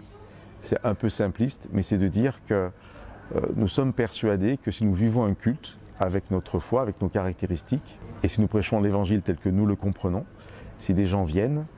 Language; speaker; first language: French; native; French